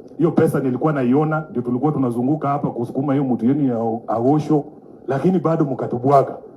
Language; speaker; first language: Swahili; non-native, local second language; Luyia